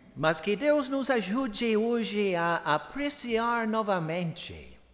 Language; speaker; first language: Portuguese; non-native, fluent; English